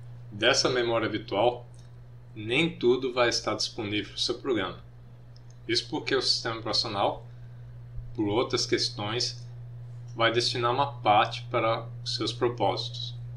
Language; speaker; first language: Portuguese; native; Portuguese